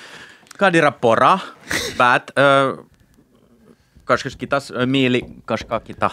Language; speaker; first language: Lithuanian; non-native, learner; Finnish